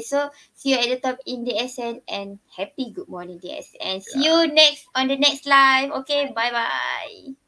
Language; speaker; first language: English; non-native, local second language; Malay